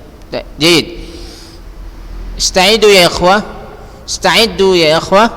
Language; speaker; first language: Arabic; non-native, fluent; Indonesian